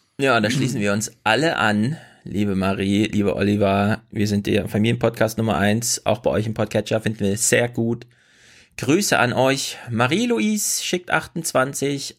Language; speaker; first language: German; native; German